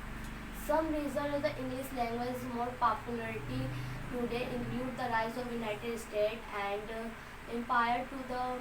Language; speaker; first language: English; non-native, learner; Hindi